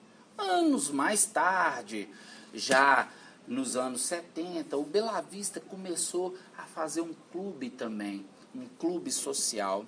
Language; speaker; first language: Portuguese; native; Portuguese